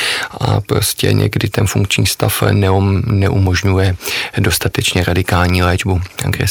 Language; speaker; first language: Czech; native; Czech